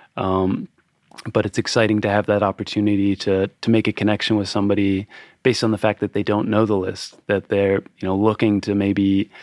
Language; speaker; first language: English; native; English